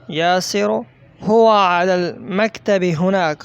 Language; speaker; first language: Arabic; non-native, fluent; Persian